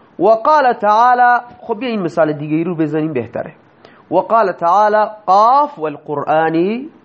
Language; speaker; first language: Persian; non-native, local second language; Baluchi